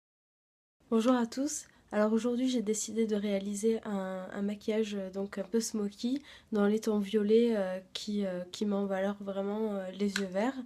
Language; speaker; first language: French; native; French